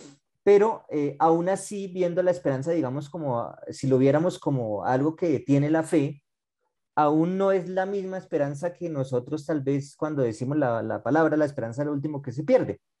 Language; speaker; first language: Spanish; native; Spanish